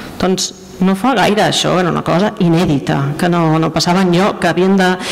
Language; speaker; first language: Catalan; non-native, fluent; English